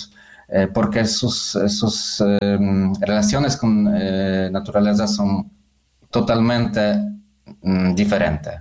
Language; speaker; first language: Spanish; non-native, learner; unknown